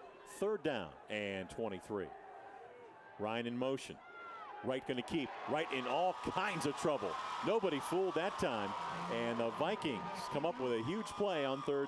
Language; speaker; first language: English; native; English